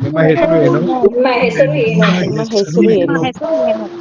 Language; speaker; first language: Kannada; non-native, learner; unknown